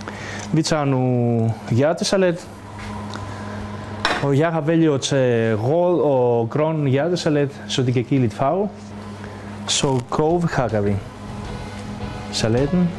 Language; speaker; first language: Danish; non-native, fluent; Greek